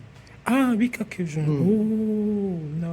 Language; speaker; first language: Japanese; non-native, learner; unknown